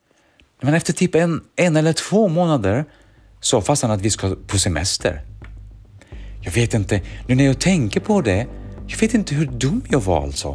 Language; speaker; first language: Swedish; early bilingual, other home language; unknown